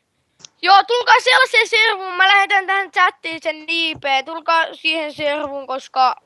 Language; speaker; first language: Finnish; native; Finnish